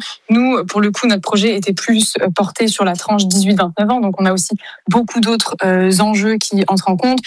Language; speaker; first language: French; native; French